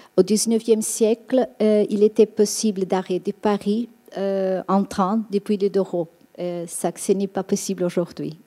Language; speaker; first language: French; non-native, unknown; Portuguese